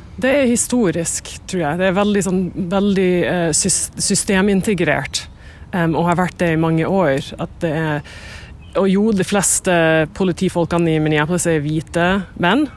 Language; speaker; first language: Norwegian; non-native, fluent; English